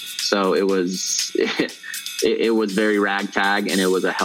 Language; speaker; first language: English; native; English